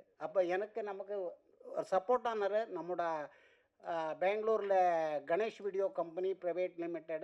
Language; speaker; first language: Tamil; non-native, learner; Malayalam